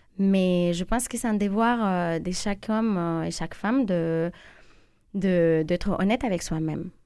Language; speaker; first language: French; non-native, fluent; Spanish